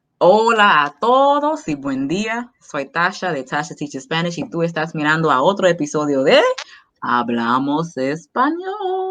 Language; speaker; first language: Spanish; non-native, fluent; English